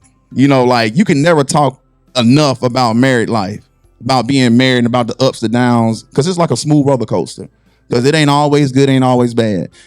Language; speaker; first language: English; native; English